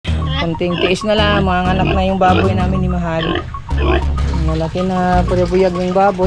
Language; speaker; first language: Filipino; non-native, local second language; Cebuano